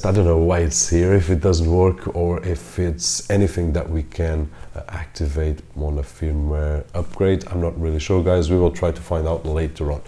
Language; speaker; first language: English; non-native, fluent; Portuguese